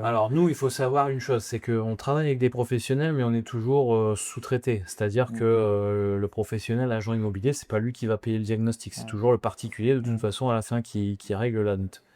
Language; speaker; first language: French; native; French